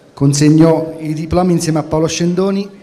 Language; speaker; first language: Italian; native; Italian